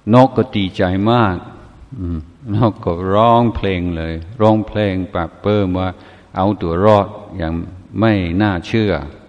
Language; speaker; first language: Thai; non-native, fluent; English